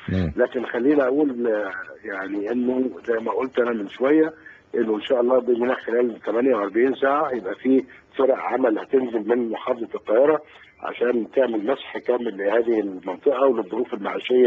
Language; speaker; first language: Arabic; native; Arabic